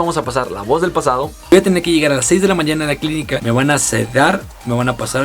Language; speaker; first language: Spanish; native; Spanish